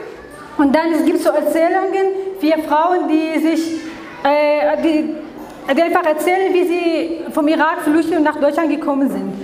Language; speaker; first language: German; non-native, learner; Kurdish